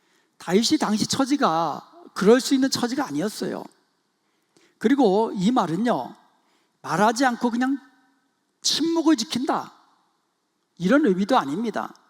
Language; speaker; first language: Korean; native; Korean